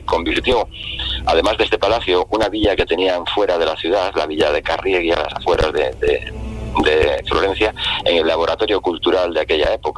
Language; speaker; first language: Spanish; native; Spanish